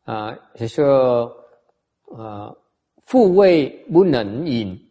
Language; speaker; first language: Chinese; non-native, fluent; Vietnamese